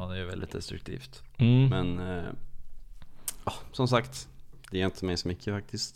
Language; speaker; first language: Swedish; native; Swedish